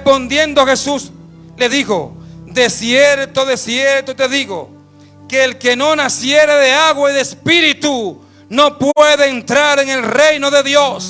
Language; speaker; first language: Spanish; native; Spanish